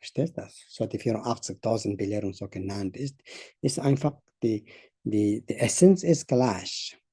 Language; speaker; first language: German; non-native, learner; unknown